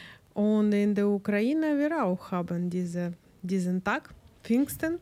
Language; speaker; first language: German; non-native, learner; Ukrainian